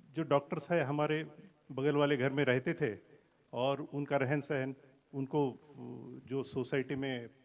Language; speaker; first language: Hindi; non-native, local second language; Marathi